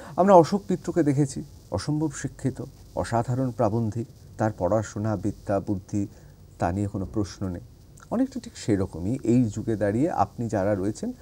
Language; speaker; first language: Bangla; native; Bangla